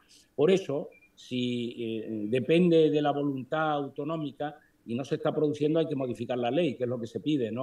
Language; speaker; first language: Spanish; native; Spanish